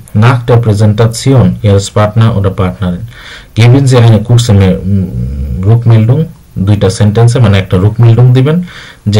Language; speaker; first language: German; non-native, learner; Bangla